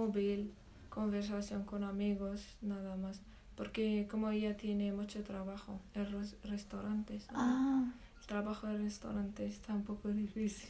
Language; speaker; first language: Spanish; non-native, learner; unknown